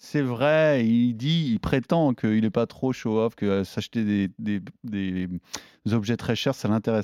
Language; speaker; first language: French; native; French